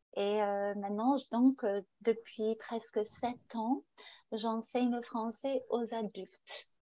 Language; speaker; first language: French; non-native, fluent; English